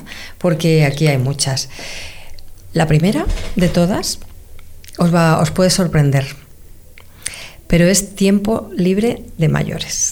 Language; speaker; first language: Spanish; native; Spanish